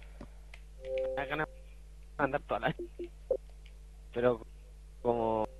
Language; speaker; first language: Spanish; native; Spanish